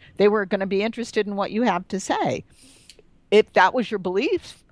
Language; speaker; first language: English; native; English